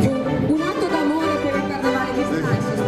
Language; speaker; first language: Italian; native; Italian